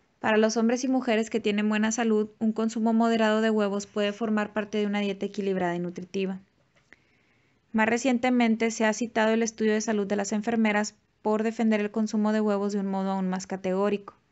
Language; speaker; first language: Spanish; native; Spanish